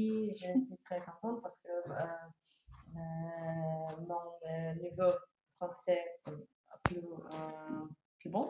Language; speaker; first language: French; non-native, learner; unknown